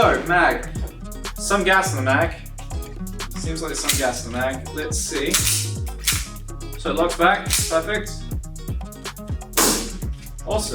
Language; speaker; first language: English; native; English